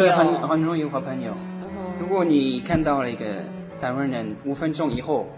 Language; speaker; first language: Chinese; non-native, learner; French